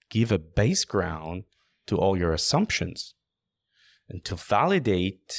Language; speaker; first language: English; non-native, fluent; Hebrew